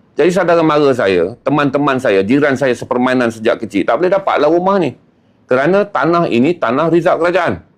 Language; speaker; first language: Malay; native; Malay